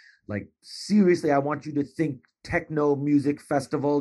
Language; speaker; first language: English; native; English